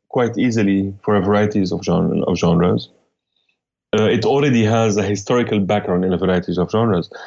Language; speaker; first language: English; non-native, fluent; Arabic